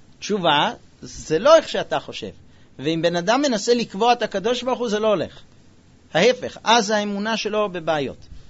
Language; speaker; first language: Hebrew; non-native, fluent; English